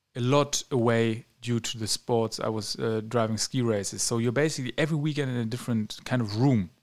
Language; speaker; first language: English; non-native, fluent; German